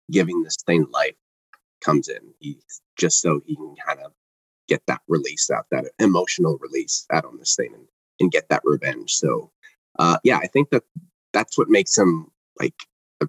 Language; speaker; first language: English; native; English